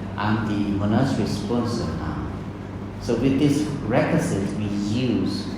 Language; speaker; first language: English; non-native, fluent; Burmese